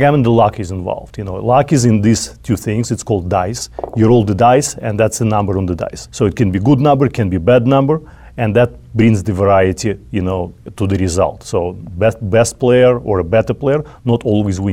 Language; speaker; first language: English; non-native, fluent; Russian